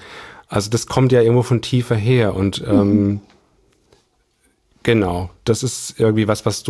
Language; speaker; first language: German; native; German